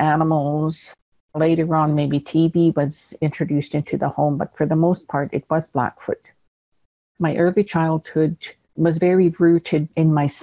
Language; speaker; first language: English; non-native, local second language; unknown